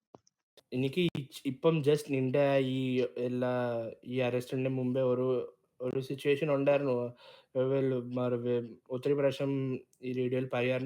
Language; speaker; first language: Malayalam; early bilingual, heritage; Malayalam